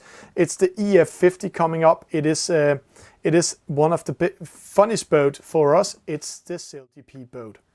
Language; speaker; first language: English; non-native, fluent; Danish